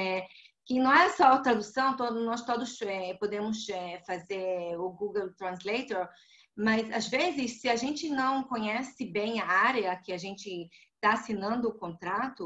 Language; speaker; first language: Portuguese; non-native, fluent; Hebrew